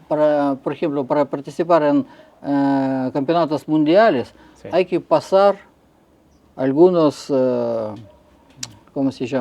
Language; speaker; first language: Spanish; non-native, fluent; Russian